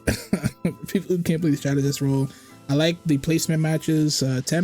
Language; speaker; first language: English; native; English